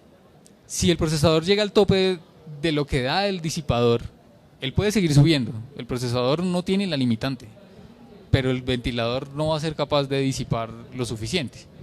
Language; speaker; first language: Spanish; native; Spanish